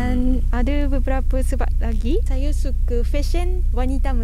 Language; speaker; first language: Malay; non-native, fluent; Japanese